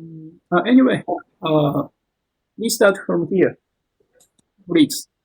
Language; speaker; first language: English; non-native, learner; Japanese